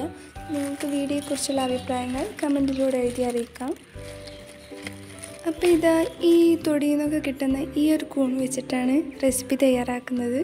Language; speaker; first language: Malayalam; native; Malayalam